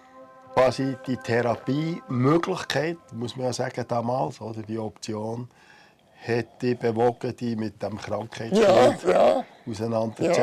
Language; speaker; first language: German; native; German